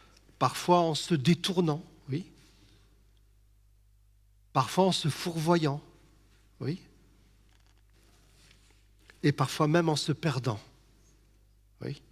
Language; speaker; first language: French; native; French